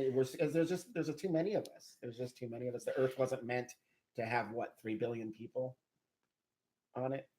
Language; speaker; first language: English; native; English